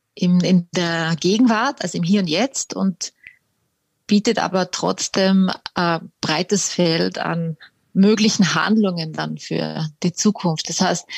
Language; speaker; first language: German; native; German